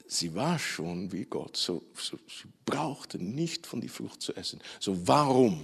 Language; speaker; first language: German; non-native, fluent; Dutch